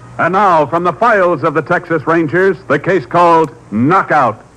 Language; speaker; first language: English; native; English